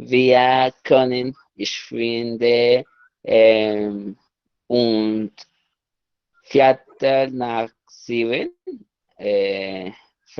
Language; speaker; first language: German; non-native, learner; Spanish